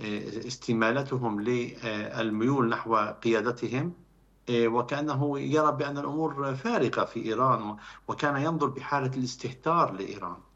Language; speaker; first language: Arabic; native; Arabic